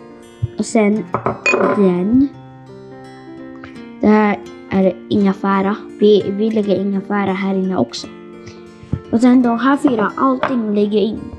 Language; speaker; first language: Swedish; non-native, fluent; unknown